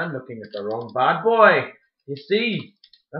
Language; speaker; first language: English; native; English